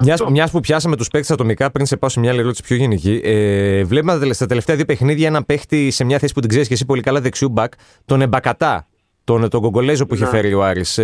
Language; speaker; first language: Greek; native; Greek